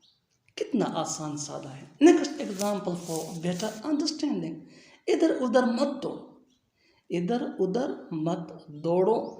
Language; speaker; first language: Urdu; non-native, local second language; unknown